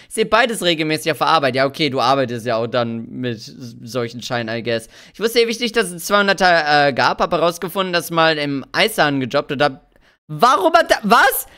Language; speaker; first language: German; early bilingual, other home language; Hungarian